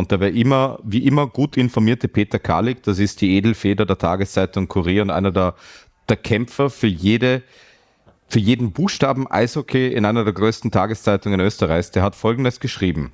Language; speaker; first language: German; native; German